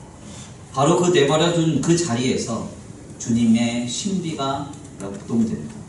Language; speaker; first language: Korean; native; Korean